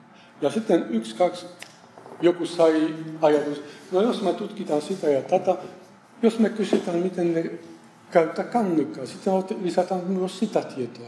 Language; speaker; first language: Finnish; non-native, fluent; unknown